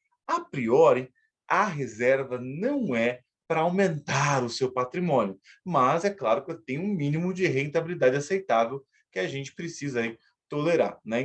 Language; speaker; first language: Portuguese; native; Portuguese